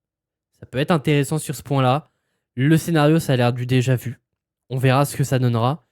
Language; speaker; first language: French; native; French